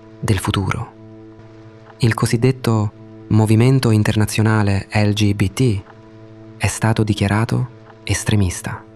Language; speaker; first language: Italian; non-native, fluent; Russian